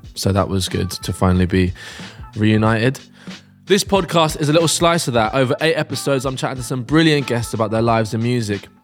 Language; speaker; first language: English; native; English